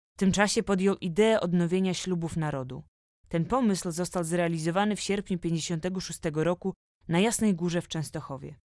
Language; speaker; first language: Polish; native; Polish